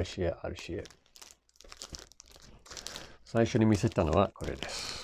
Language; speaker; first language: Japanese; non-native, fluent; English